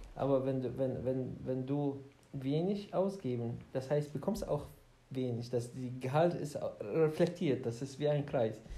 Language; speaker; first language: German; non-native, learner; Arabic